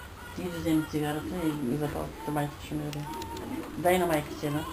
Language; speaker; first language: Bulgarian; native; Bulgarian